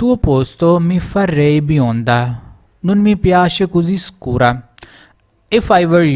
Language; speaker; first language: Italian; non-native, fluent; Urdu